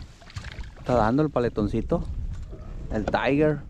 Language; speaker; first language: Spanish; native; Spanish